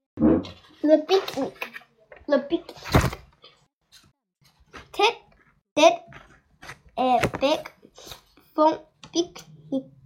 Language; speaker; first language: French; non-native, learner; Chinese